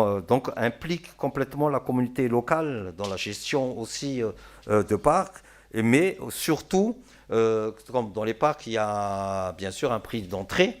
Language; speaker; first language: French; non-native, local second language; Malagasy